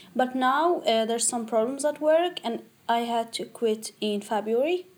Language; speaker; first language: English; non-native, fluent; Arabic